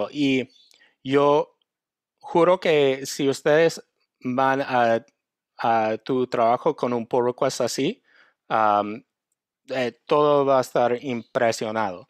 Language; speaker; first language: Spanish; non-native, fluent; English